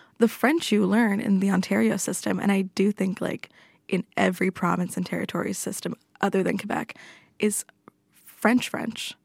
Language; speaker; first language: English; native; English